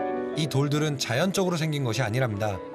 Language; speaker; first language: Korean; native; Korean